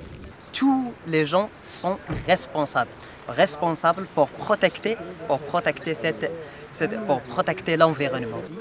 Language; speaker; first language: French; non-native, learner; Arabic